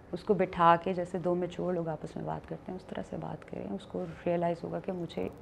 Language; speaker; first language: Urdu; native; Urdu